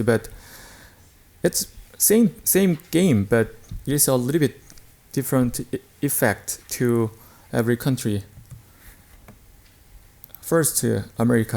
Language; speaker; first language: English; non-native, learner; Korean